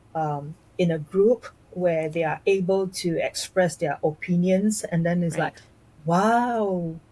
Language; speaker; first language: English; non-native, local second language; Chinese